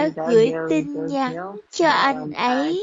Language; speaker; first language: Vietnamese; non-native, learner; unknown